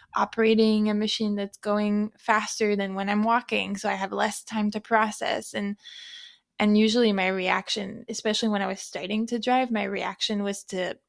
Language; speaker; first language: English; non-native, fluent; French